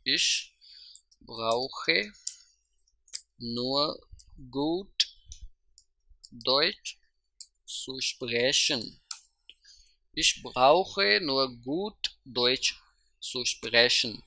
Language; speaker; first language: German; non-native, fluent; Urdu